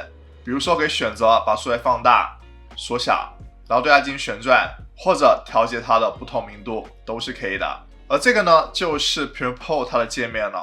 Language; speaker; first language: Chinese; native; Chinese